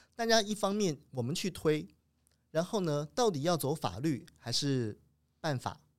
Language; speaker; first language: Chinese; native; Chinese